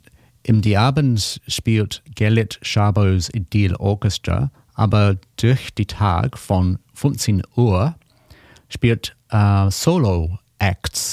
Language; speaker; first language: German; non-native, learner; English